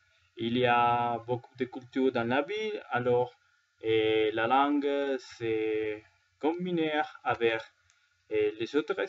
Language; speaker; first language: French; non-native, learner; Spanish